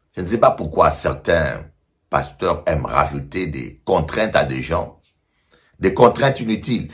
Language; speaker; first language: French; non-native, local second language; Lingala